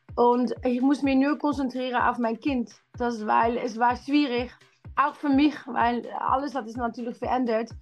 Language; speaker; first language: German; non-native, learner; Dutch